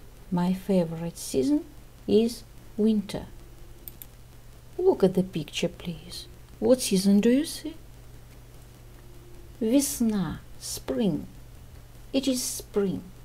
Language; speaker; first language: English; non-native, fluent; Russian